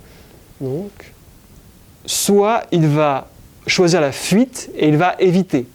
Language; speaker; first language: French; native; French